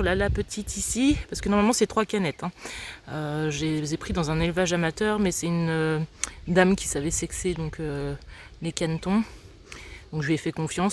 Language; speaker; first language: French; native; French